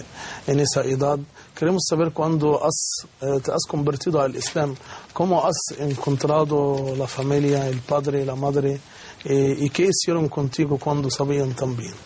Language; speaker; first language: Spanish; non-native, learner; Arabic